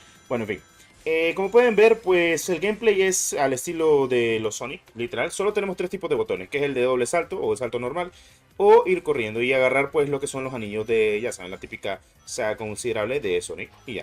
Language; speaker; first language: Spanish; native; Spanish